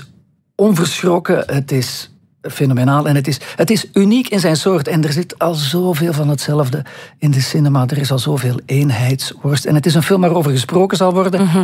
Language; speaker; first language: Dutch; native; Dutch